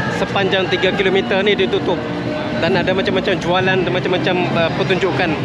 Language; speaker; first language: Malay; non-native, fluent; Khmer